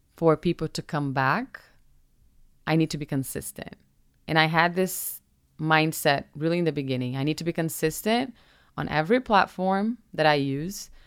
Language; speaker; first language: English; non-native, fluent; Portuguese